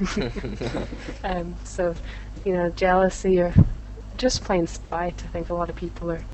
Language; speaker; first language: English; native; English